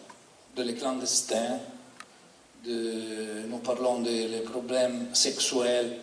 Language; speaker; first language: French; non-native, learner; Italian